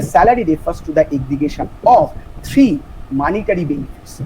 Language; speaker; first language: English; non-native, local second language; Bangla